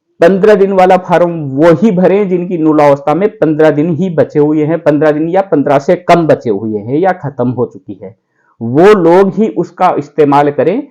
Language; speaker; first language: Hindi; native; Hindi